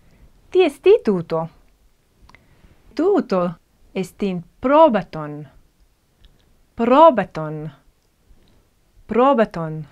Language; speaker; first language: Greek; non-native, fluent; English